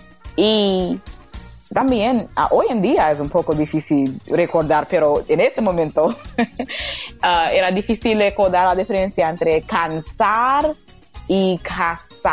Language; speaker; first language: Spanish; non-native, learner; English